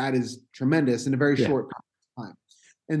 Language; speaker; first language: English; native; English